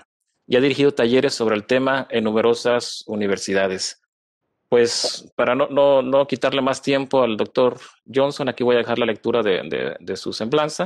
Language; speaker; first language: Spanish; native; Spanish